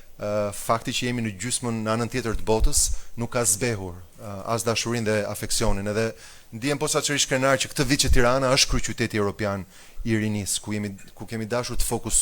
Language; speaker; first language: Albanian; native; Albanian